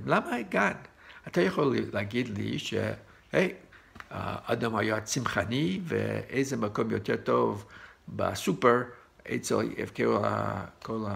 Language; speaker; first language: Hebrew; non-native, fluent; English